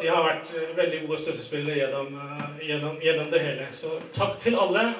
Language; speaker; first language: Norwegian; early bilingual, other home language; Urdu